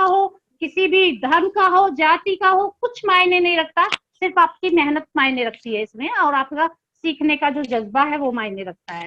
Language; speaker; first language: Hindi; native; Hindi